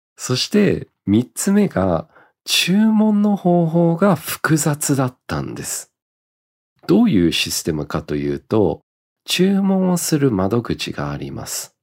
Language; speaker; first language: Japanese; early bilingual, heritage; Japanese